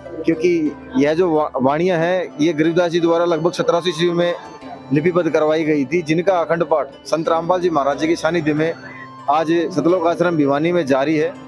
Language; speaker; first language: Hindi; native; Hindi